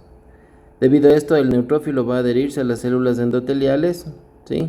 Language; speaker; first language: Spanish; native; Spanish